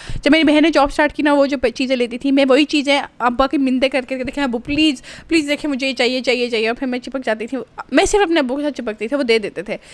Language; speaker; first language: Urdu; native; Urdu